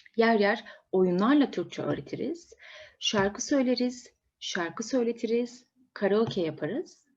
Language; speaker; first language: Turkish; native; Turkish